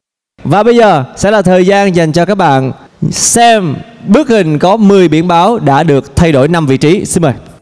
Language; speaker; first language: Vietnamese; native; Vietnamese